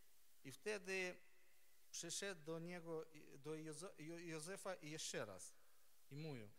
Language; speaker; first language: Polish; non-native, learner; Ukrainian